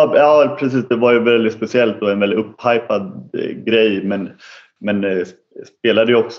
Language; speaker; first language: Swedish; native; Swedish